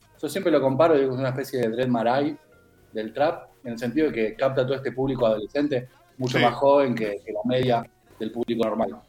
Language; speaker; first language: Spanish; native; Spanish